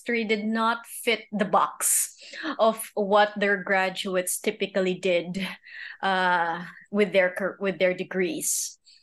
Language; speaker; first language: English; native; English